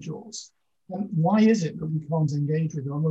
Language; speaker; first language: English; native; English